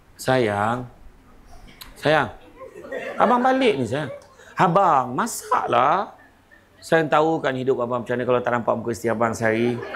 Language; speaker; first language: Malay; native; Malay